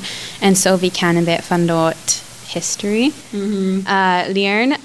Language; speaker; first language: German; non-native, learner; Plautdietsch